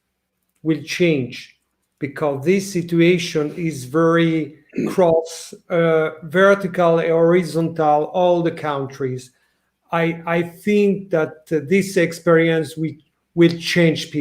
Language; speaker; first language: English; non-native, learner; French